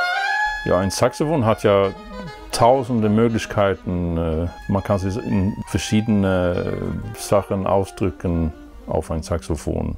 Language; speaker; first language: German; non-native, fluent; Swedish